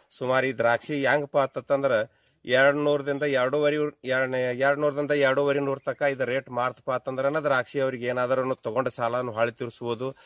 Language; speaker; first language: Kannada; native; Kannada